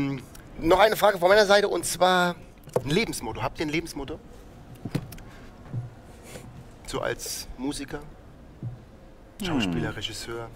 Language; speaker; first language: German; native; German